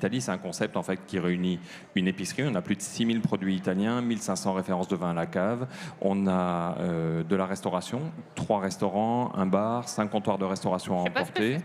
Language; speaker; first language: French; native; French